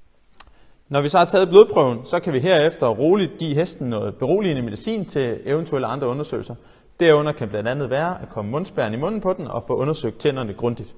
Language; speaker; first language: Danish; native; Danish